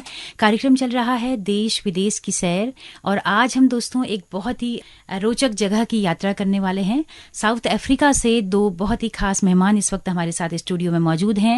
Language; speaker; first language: Hindi; native; Hindi